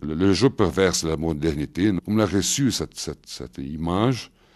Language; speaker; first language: French; non-native, fluent; Portuguese